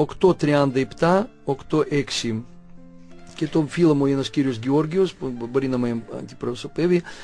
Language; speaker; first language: Greek; non-native, fluent; Russian